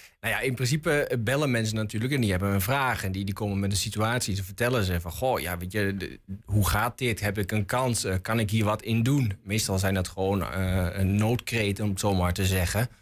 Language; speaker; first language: Dutch; native; Dutch